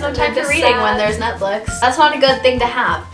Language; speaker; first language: English; native; English